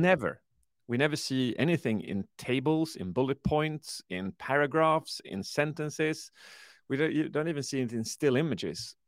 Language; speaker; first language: English; early bilingual, other home language; Swedish